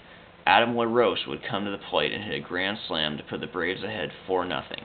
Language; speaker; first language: English; native; English